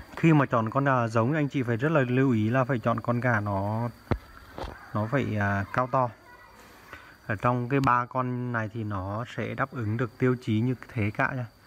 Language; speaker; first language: Vietnamese; non-native, local second language; Hmong